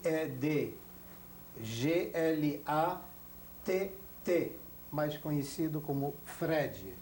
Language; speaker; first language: Portuguese; non-native, fluent; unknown